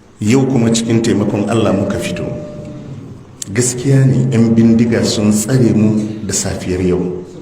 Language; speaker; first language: Hausa; native; Hausa